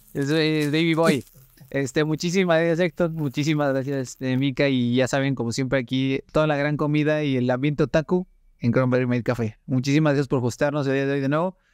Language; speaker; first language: Spanish; native; Spanish